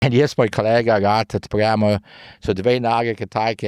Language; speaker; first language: Slovenian; early bilingual, heritage; Slovenian